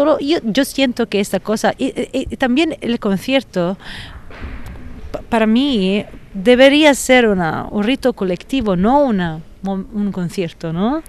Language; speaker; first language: Spanish; non-native, fluent; Italian